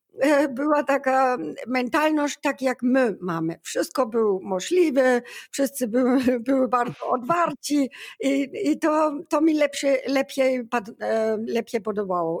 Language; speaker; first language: Polish; non-native, learner; German